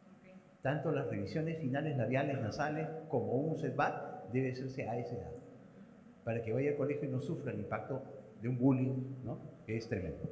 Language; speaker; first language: Spanish; native; Spanish